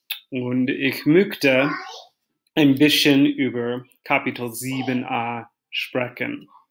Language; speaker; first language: German; non-native, fluent; English